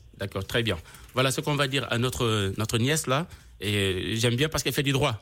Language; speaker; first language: French; non-native, local second language; Wolof